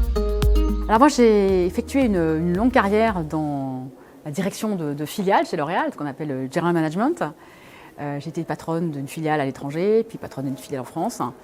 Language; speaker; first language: French; native; French